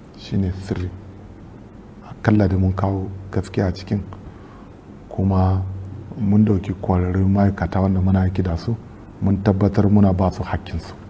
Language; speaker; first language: Hausa; non-native, local second language; Kanuri